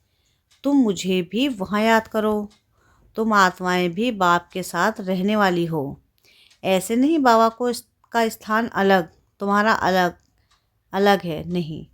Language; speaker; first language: Hindi; native; Hindi